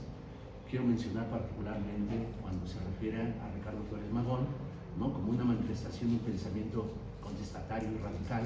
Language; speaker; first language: Spanish; native; Spanish